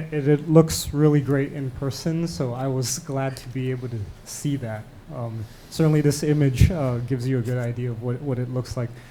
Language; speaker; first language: English; non-native, local second language; Cantonese